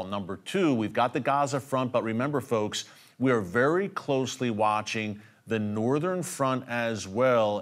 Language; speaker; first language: English; native; English